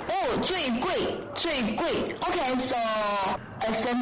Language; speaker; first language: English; non-native, fluent; Chinese